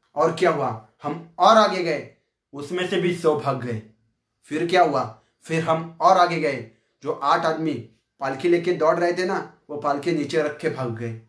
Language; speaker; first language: Hindi; non-native, local second language; Marathi